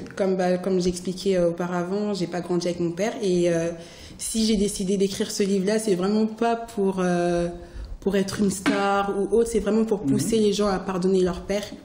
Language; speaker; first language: French; early bilingual, other home language; Haitian Creole